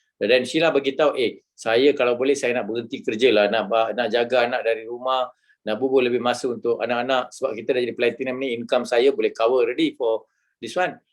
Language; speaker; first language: Malay; non-native, local second language; Tamil